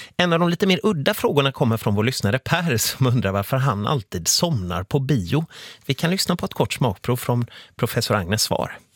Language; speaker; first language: Swedish; native; Swedish